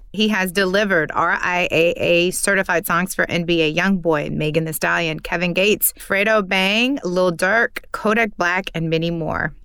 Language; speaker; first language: English; native; English